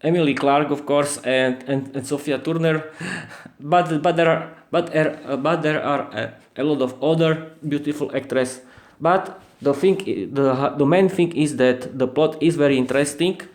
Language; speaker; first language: English; non-native, learner; Slovak